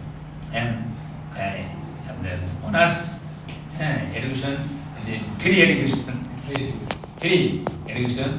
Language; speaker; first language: English; non-native, learner; Bangla